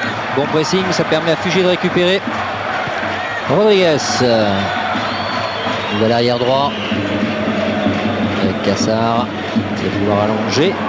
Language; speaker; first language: French; native; French